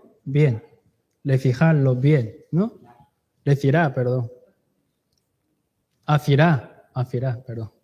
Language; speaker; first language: Spanish; non-native, learner; Chinese